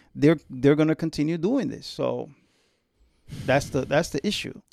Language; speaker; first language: English; early bilingual, other home language; Spanish